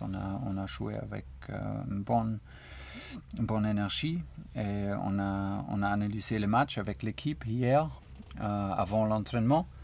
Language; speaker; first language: French; non-native, learner; German